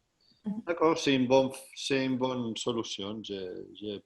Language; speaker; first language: French; non-native, fluent; Catalan